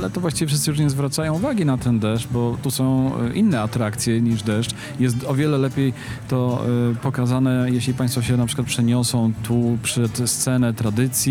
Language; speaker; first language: Polish; native; Polish